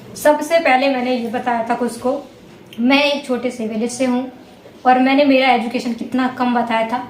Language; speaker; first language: Hindi; native; Hindi